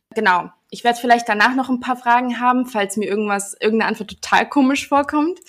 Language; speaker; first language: German; native; German